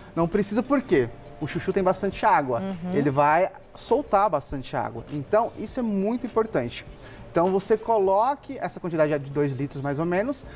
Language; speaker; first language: Portuguese; native; Portuguese